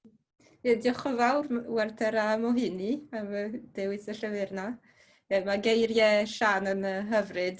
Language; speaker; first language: Welsh; non-native, fluent; French